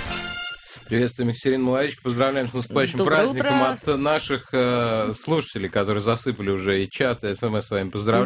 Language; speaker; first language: Russian; native; Russian